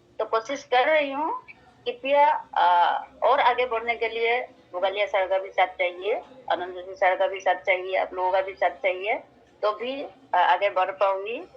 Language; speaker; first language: Hindi; non-native, local second language; Assamese